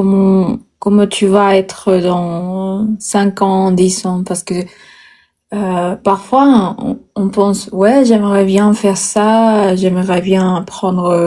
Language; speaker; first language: French; non-native, learner; Spanish